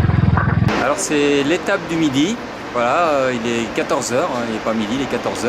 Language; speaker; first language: French; native; French